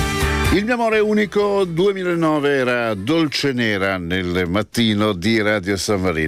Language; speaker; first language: Italian; native; Italian